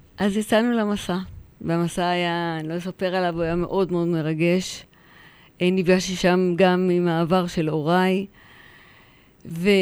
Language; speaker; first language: Hebrew; early bilingual, other home language; Polish